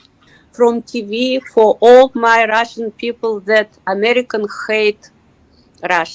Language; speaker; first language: English; non-native, learner; Russian